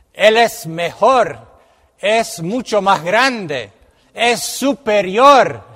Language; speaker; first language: Spanish; non-native, fluent; English